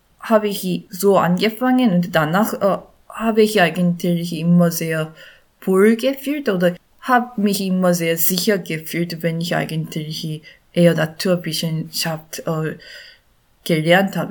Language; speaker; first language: German; non-native, learner; Korean